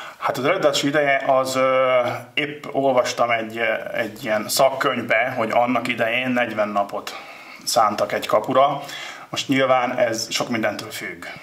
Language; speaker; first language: Hungarian; native; Hungarian